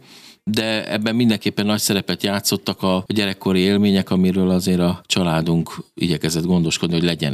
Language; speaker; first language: Hungarian; native; Hungarian